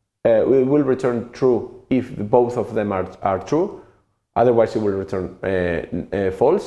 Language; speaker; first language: English; non-native, fluent; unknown